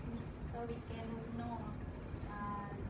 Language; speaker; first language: English; non-native, local second language; Malay